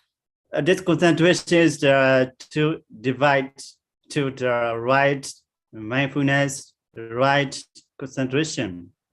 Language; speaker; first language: English; non-native, learner; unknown